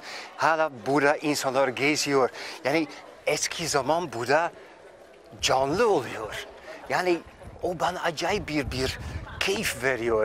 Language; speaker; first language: Turkish; non-native, fluent; Dutch